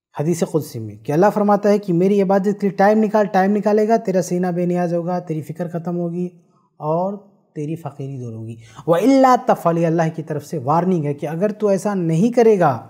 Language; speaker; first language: Hindi; native; Hindi